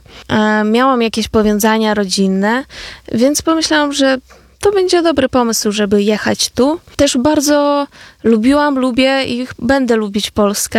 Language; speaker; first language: Polish; non-native, fluent; Ukrainian